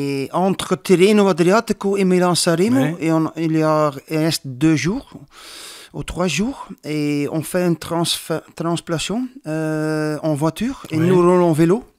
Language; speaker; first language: French; non-native, learner; Dutch